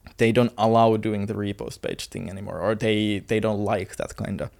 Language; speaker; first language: English; non-native, fluent; Finnish